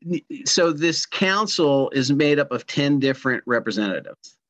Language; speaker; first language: English; native; English